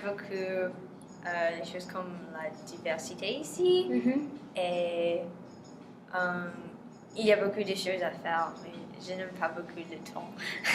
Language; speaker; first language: French; non-native, learner; English